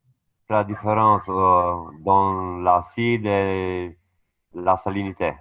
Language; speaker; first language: French; non-native, learner; Romanian